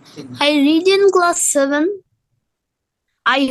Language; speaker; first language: English; non-native, learner; Bangla